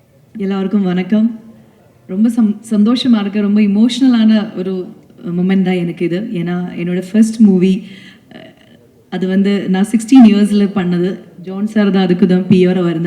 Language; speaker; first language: Tamil; non-native, fluent; Malayalam